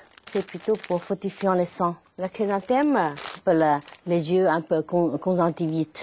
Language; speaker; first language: French; non-native, learner; Chinese